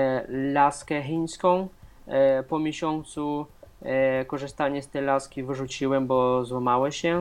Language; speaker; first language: Polish; non-native, fluent; Russian